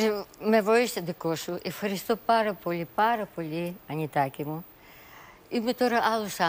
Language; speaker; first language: Greek; non-native, learner; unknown